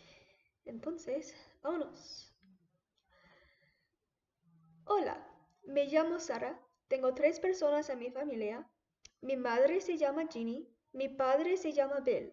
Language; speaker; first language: Spanish; non-native, fluent; English